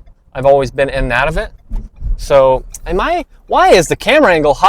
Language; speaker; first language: English; native; English